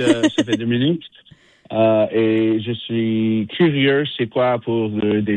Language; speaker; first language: French; non-native, local second language; English